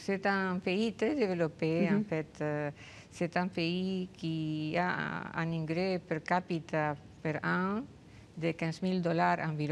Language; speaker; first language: French; non-native, fluent; Spanish